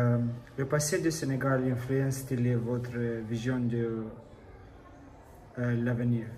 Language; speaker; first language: French; non-native, learner; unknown